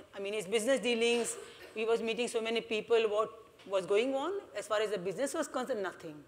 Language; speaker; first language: English; non-native, local second language; Hindi